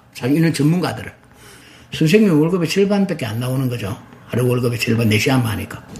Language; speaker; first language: Korean; native; Korean